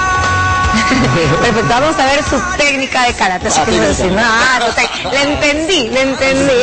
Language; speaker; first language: Spanish; native; Spanish